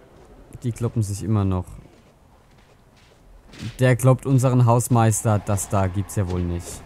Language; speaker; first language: German; native; German